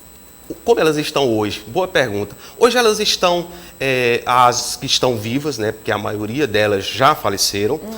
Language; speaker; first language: Portuguese; native; Portuguese